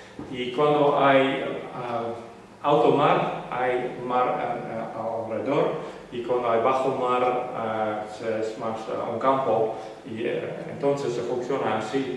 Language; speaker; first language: Spanish; non-native, learner; Western Frisian